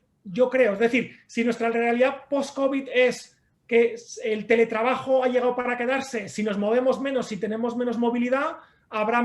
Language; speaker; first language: Spanish; native; Spanish